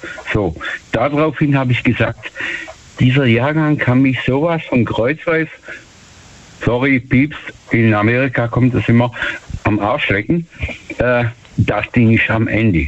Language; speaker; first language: German; native; German